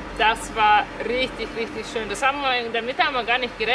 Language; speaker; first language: German; non-native, fluent; Russian